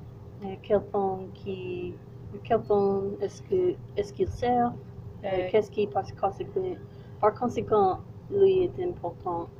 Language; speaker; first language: French; non-native, learner; English